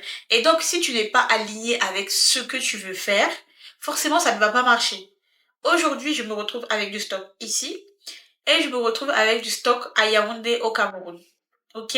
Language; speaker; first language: French; native; French